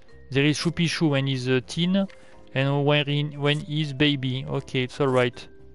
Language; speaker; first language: English; non-native, learner; French